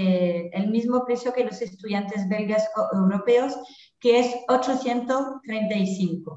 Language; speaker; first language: Spanish; non-native, fluent; French